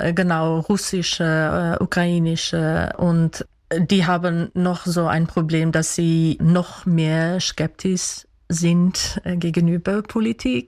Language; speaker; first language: German; non-native, fluent; Dutch